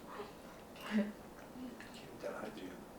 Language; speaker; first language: Japanese; native; Japanese